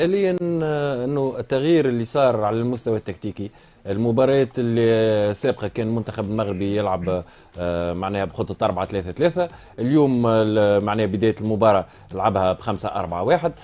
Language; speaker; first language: Arabic; native; Arabic